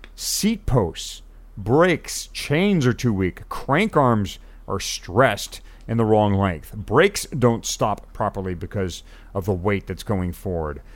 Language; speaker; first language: English; native; English